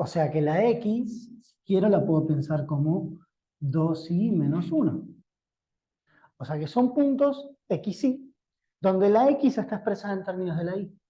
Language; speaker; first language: Spanish; native; Spanish